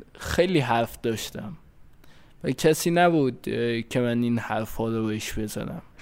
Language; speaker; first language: Persian; native; Persian